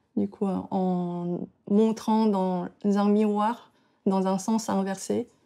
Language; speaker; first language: French; non-native, fluent; Korean